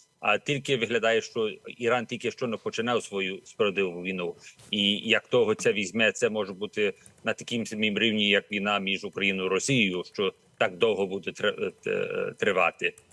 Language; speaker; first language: Ukrainian; early bilingual, heritage; Ukrainian